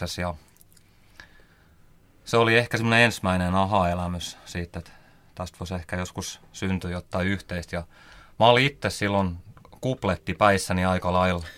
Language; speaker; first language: Finnish; native; Finnish